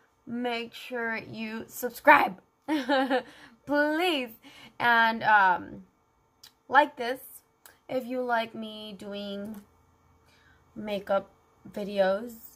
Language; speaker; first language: English; early bilingual, other home language; Spanish